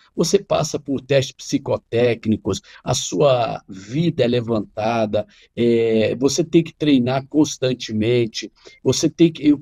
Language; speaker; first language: Portuguese; non-native, fluent; Arabic